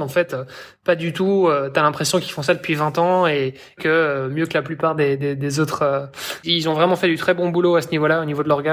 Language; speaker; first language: French; native; French